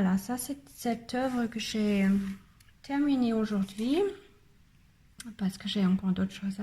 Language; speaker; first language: French; non-native, learner; German